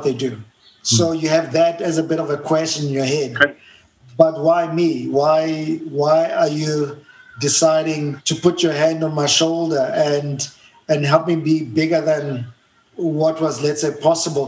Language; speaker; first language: English; non-native, local second language; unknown